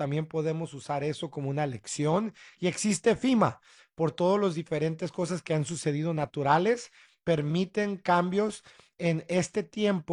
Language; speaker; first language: Spanish; early bilingual, heritage; Spanish